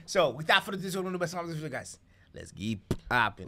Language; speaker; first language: English; native; English